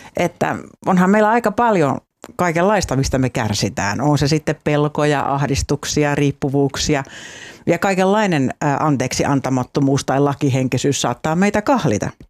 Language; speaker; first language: Finnish; native; Finnish